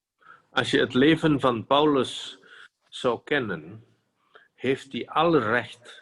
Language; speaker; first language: Dutch; non-native, fluent; Indonesian